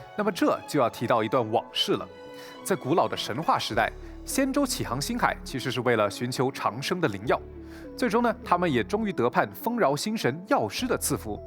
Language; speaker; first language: Chinese; native; Chinese